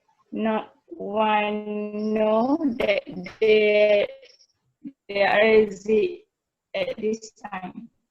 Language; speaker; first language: English; non-native, local second language; Malay